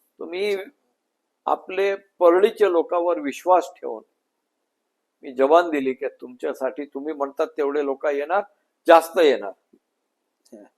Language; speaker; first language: Marathi; non-native, local second language; Gujarati